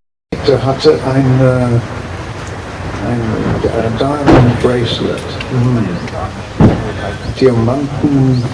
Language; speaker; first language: German; early bilingual, heritage; German